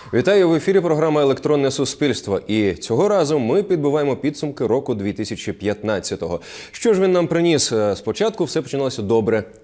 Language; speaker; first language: Ukrainian; native; Ukrainian